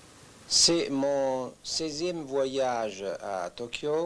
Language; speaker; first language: French; non-native, fluent; Italian